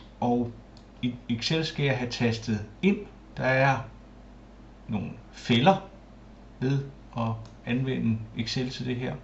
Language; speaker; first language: Danish; native; Danish